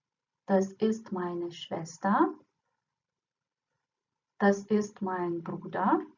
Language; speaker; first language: German; non-native, fluent; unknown